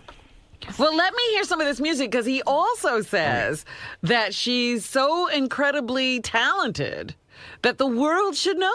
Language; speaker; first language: English; native; English